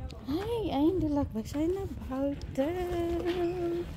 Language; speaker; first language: Dutch; non-native, learner; Filipino